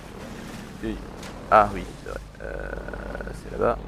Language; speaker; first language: French; native; French